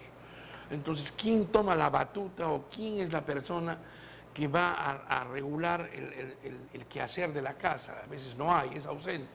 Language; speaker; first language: Spanish; native; Spanish